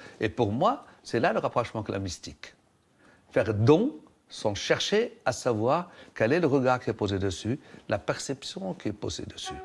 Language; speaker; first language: French; non-native, local second language; Arabic